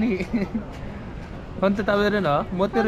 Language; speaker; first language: Japanese; non-native, learner; Filipino